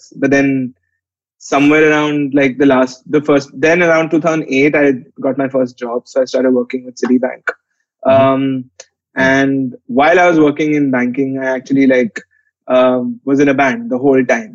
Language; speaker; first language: English; non-native, local second language; Hindi